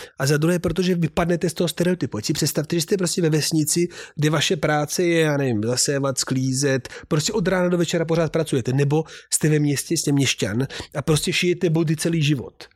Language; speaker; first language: Czech; non-native, fluent; Italian